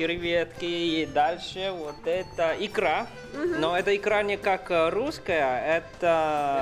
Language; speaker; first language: Russian; non-native, fluent; Chinese